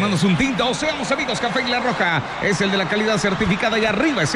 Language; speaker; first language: Spanish; native; Spanish